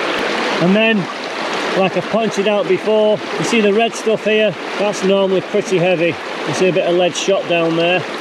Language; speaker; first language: English; native; English